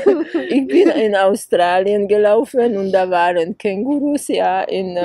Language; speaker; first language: German; non-native, fluent; Hungarian